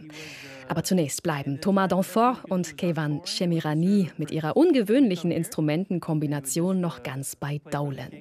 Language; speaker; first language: German; native; German